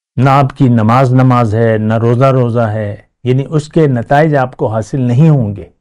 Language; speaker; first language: Urdu; non-native, local second language; Pashto